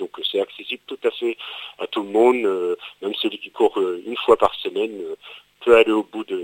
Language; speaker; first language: French; native; French